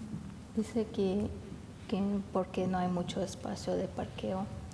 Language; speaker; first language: Spanish; early bilingual, heritage; Spanish